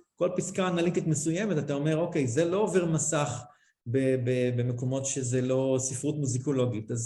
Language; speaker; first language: Hebrew; native; Hebrew